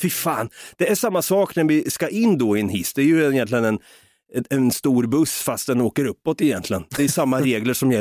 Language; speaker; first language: Swedish; native; Swedish